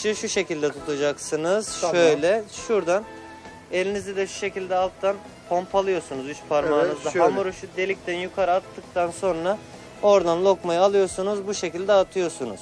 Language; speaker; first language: Turkish; native; Turkish